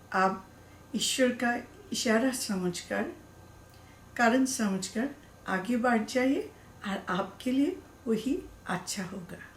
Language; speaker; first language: Hindi; non-native, learner; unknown